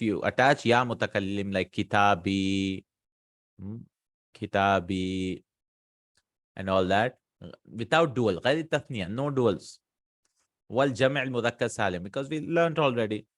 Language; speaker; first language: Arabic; non-native, fluent; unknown